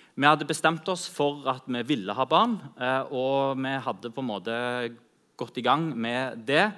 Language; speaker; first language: Norwegian; native; Norwegian